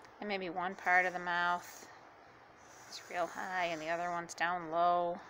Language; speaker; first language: English; native; English